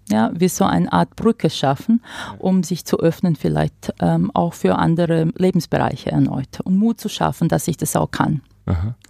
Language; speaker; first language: German; non-native, fluent; Croatian